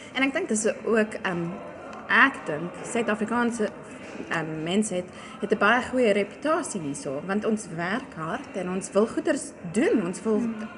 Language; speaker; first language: Afrikaans; non-native, local second language; English